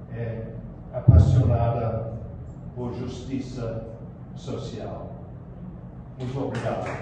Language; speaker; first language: Portuguese; non-native, fluent; English